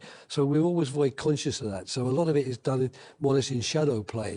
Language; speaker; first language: English; native; English